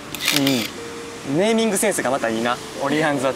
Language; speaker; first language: Japanese; native; Japanese